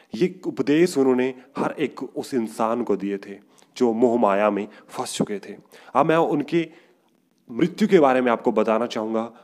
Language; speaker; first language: Hindi; non-native, local second language; Punjabi